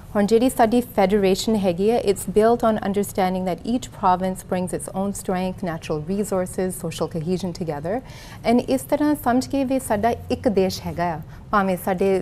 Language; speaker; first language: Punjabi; early bilingual, heritage; Punjabi